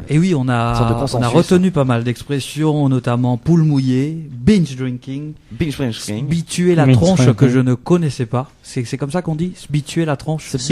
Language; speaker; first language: French; native; French